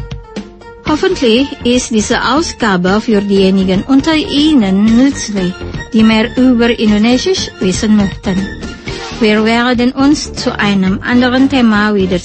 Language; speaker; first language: German; non-native, fluent; Indonesian